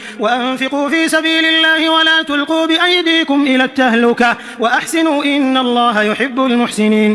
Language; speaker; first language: Arabic; native; Arabic